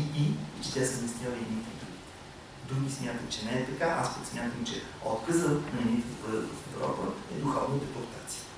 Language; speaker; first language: Bulgarian; native; Bulgarian